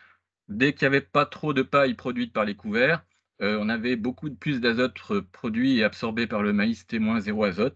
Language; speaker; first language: French; native; French